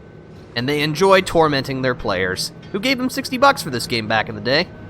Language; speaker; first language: English; native; English